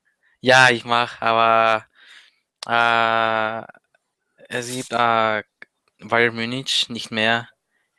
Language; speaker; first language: German; non-native, learner; Spanish